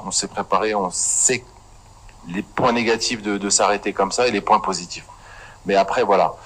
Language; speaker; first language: French; native; French